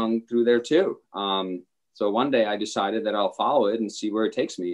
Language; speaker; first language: English; non-native, fluent; Czech